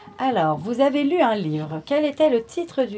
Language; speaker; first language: French; native; French